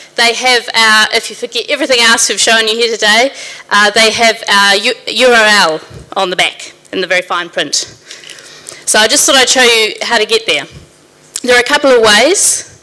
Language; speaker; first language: English; native; English